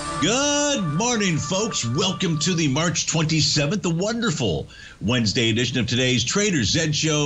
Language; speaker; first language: English; native; English